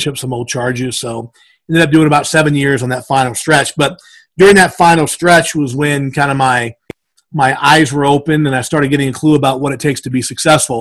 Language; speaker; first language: English; native; English